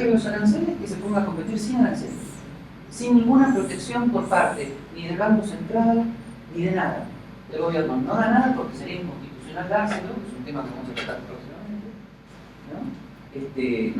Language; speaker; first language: Spanish; native; Spanish